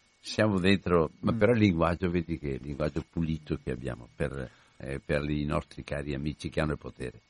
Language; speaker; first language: Italian; native; Italian